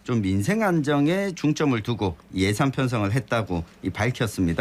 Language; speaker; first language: Korean; native; Korean